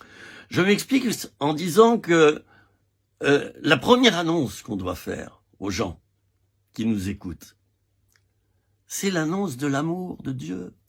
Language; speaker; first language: French; native; French